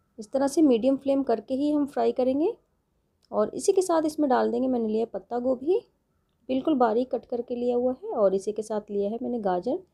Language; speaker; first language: Hindi; native; Hindi